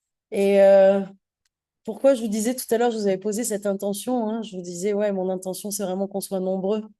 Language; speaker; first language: French; native; French